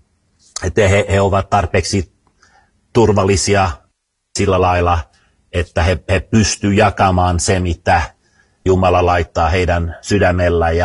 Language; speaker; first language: Finnish; non-native, fluent; Swedish